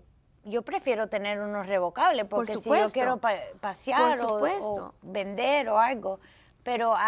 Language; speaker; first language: Spanish; early bilingual, heritage; English